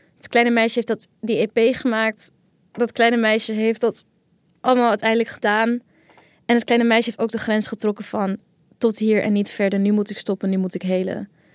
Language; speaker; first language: Dutch; early bilingual, other home language; Kurdish